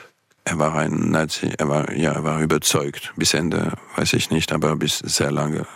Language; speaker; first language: German; non-native, fluent; French